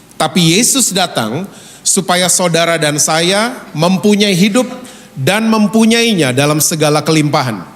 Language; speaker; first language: Indonesian; native; Indonesian